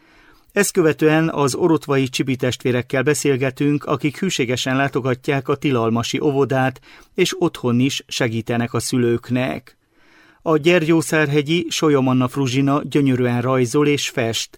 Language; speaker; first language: Hungarian; native; Hungarian